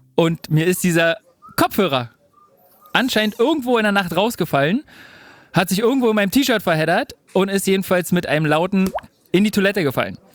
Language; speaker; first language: German; native; German